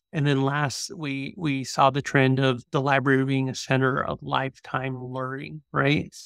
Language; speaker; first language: English; native; English